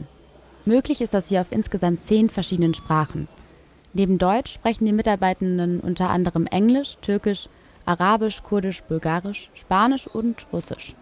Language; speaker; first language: German; native; German